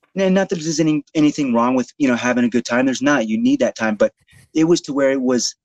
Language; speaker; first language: English; native; English